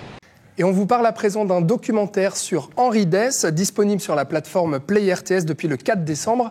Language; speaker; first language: French; native; French